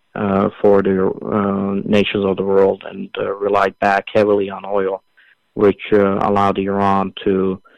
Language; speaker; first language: English; early bilingual, other home language; Assyrian Neo-Aramaic